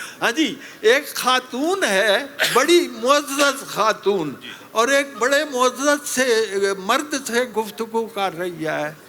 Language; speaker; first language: Urdu; non-native, local second language; Punjabi